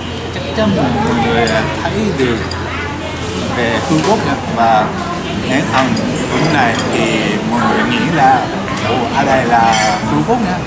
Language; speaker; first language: Vietnamese; non-native, learner; Japanese